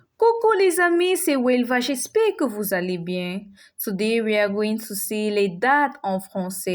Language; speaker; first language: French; non-native, fluent; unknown